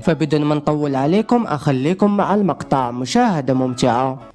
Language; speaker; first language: Arabic; native; Arabic